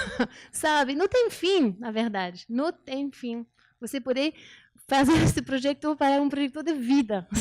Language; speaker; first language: Portuguese; non-native, learner; French